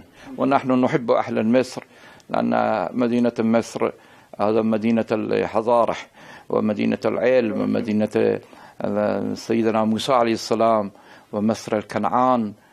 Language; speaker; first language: Arabic; non-native, learner; Persian